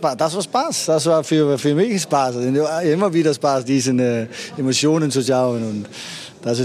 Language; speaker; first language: German; non-native, learner; Danish